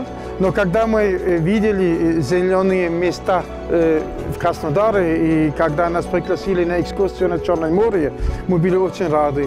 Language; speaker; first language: Russian; non-native, fluent; German